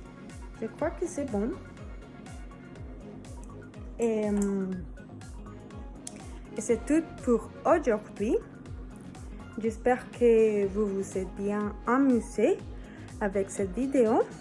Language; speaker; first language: French; non-native, learner; Spanish